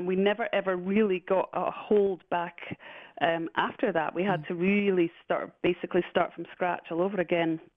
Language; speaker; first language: English; native; English